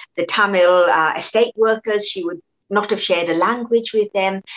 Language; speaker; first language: English; native; English